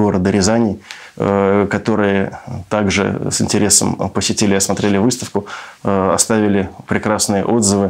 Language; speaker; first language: Russian; native; Russian